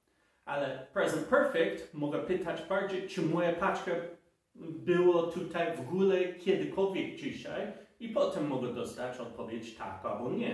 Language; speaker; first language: Polish; non-native, fluent; English